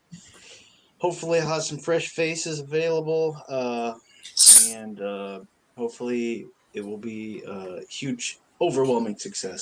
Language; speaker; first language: English; native; English